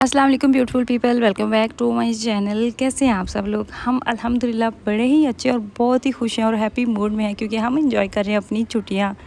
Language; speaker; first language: Urdu; native; Urdu